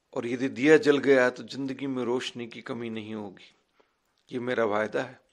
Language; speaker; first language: Hindi; native; Hindi